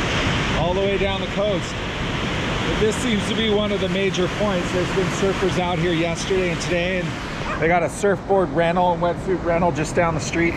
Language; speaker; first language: English; native; English